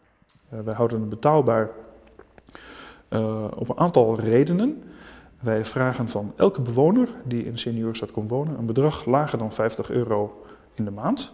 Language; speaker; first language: Dutch; native; Dutch